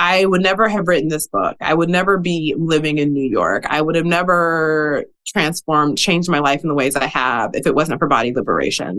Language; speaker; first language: English; native; English